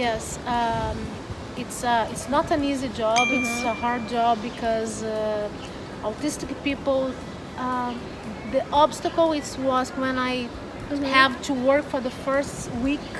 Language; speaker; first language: English; non-native, learner; Portuguese